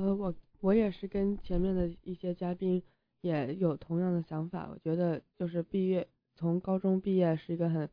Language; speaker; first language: Chinese; early bilingual, heritage; Chinese